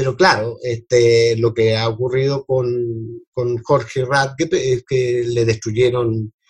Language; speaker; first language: Spanish; native; Spanish